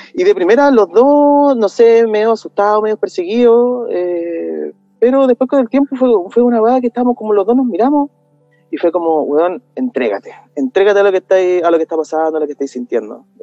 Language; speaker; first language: Spanish; native; Spanish